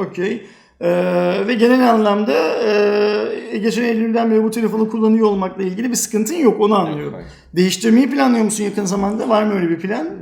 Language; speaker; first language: Turkish; native; Turkish